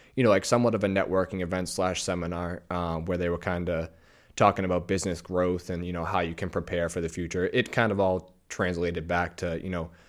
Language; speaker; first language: English; native; English